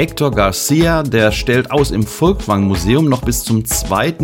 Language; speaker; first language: German; native; German